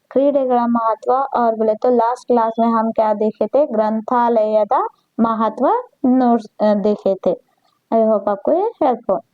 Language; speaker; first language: Hindi; non-native, local second language; Kannada